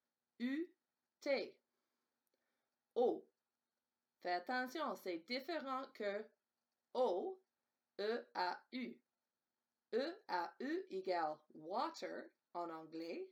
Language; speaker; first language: French; non-native, fluent; English